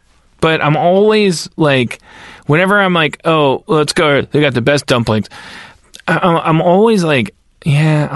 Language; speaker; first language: English; native; English